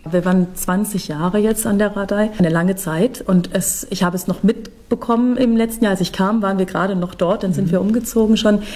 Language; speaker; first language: German; native; German